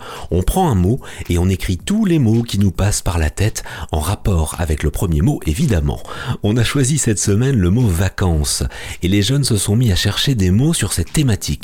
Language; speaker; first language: French; native; French